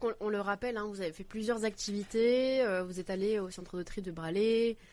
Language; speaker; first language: French; native; French